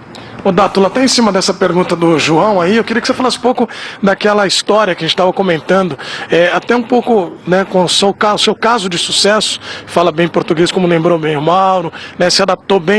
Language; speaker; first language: Portuguese; native; Portuguese